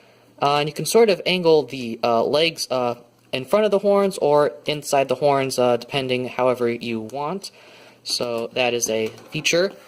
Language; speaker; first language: English; native; English